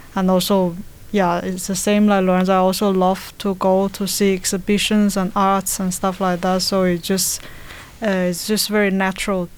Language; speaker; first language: English; non-native, learner; Chinese